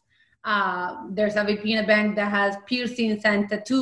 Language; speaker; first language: English; early bilingual, other home language; Spanish